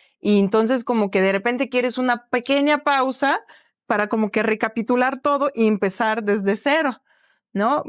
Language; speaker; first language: Spanish; non-native, fluent; Ukrainian